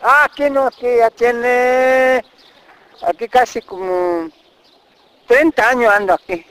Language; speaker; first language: Spanish; non-native, local second language; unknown